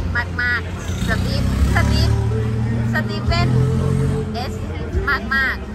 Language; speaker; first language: English; non-native, learner; Thai